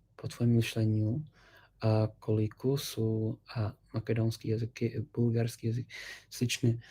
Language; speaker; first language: Czech; non-native, learner; English